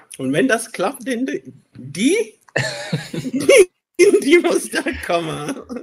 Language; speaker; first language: German; non-native, learner; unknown